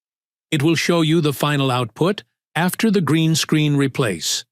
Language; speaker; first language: English; non-native, local second language; Bangla